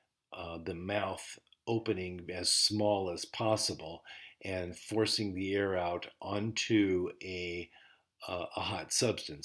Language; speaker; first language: English; native; English